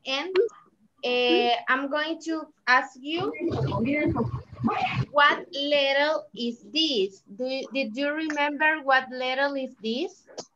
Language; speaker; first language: English; non-native, learner; Spanish